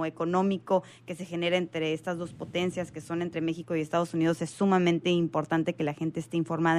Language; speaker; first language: Spanish; native; Spanish